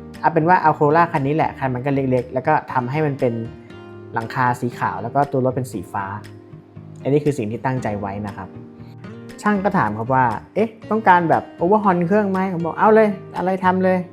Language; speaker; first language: Thai; native; Thai